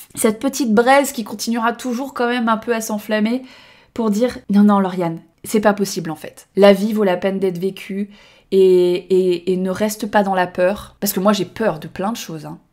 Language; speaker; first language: French; native; French